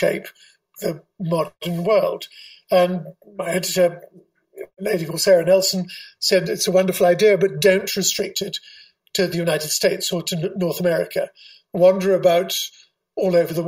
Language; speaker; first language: English; native; English